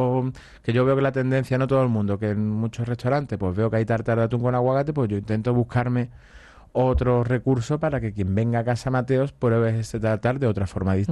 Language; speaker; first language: Spanish; native; Spanish